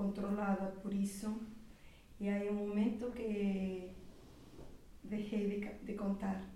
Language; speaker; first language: Spanish; non-native, learner; Portuguese